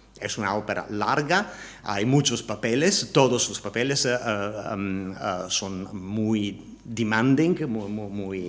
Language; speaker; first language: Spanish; non-native, learner; Italian